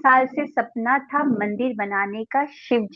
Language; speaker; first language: Hindi; native; Hindi